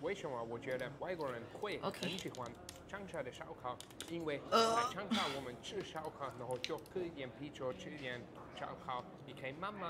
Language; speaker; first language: Chinese; non-native, fluent; German